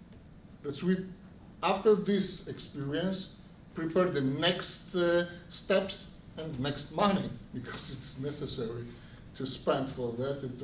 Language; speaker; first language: English; non-native, learner; Polish